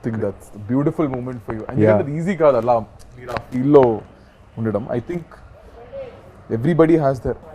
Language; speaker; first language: Telugu; native; Telugu